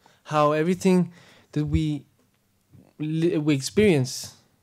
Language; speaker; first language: English; non-native, fluent; Spanish